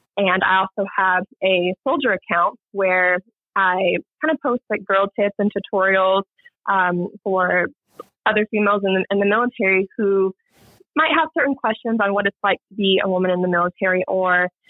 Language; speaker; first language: English; native; English